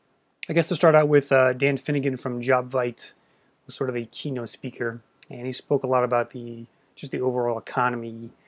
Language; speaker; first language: English; native; English